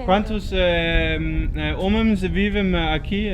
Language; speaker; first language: Portuguese; non-native, learner; Danish